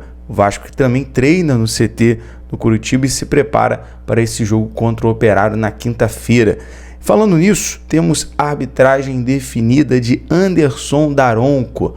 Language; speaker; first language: Portuguese; native; Portuguese